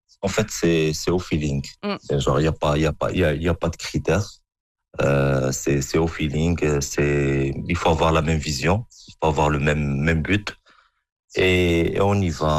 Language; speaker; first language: French; non-native, local second language; Arabic